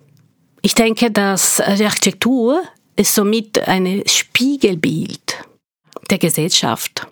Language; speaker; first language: German; non-native, fluent; Portuguese